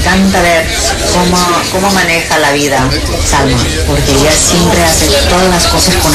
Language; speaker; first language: Spanish; early bilingual, heritage; English